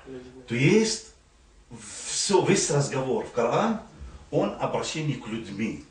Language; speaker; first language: Russian; non-native, fluent; Arabic